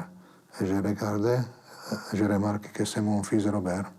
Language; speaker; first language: French; non-native, fluent; Slovak